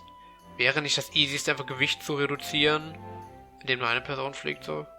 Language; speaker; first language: German; native; German